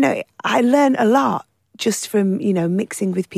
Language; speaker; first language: English; native; English